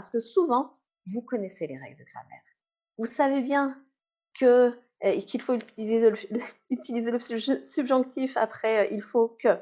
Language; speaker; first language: French; native; French